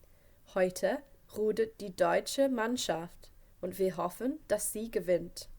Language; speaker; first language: German; non-native, fluent; English